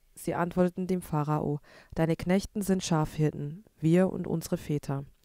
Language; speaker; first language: German; native; German